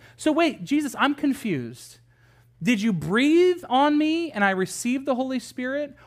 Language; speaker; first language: English; native; English